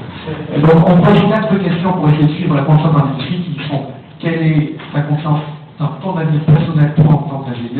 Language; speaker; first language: French; native; French